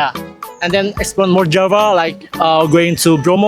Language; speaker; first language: English; non-native, fluent; Indonesian